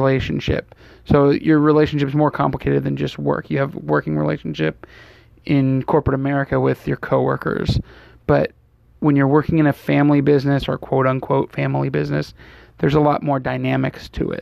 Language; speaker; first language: English; native; English